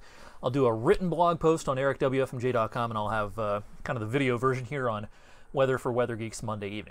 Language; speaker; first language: English; native; English